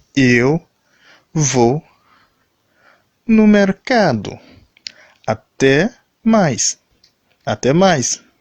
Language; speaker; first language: Portuguese; non-native, learner; Haitian Creole